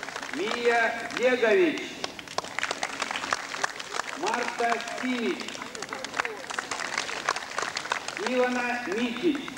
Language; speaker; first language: Russian; native; Russian